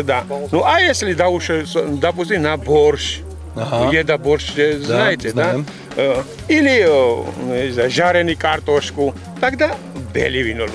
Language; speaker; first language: Russian; non-native, fluent; Georgian